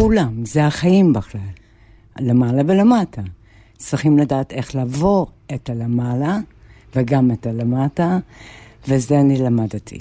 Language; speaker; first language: Hebrew; non-native, fluent; English